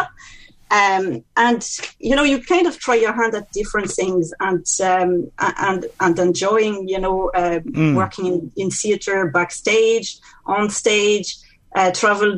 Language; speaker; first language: English; non-native, fluent; French